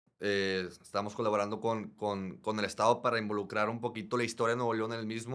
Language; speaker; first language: Spanish; native; Spanish